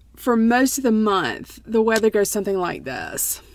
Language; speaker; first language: English; native; English